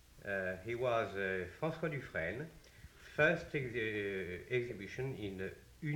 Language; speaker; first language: English; non-native, learner; French